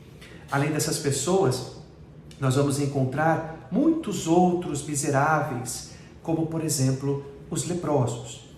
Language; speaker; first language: Portuguese; native; Portuguese